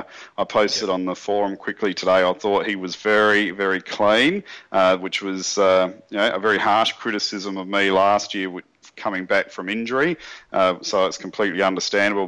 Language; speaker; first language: English; native; English